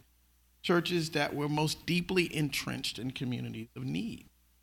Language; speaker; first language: English; native; English